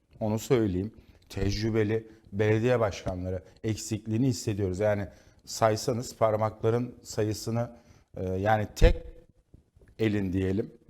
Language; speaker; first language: Turkish; native; Turkish